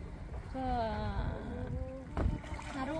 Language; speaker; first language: Korean; non-native, learner; Vietnamese